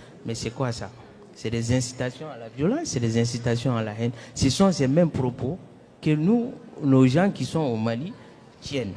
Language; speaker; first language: French; non-native, local second language; Soninke